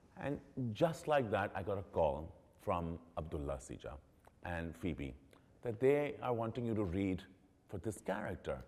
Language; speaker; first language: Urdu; early bilingual, heritage; Urdu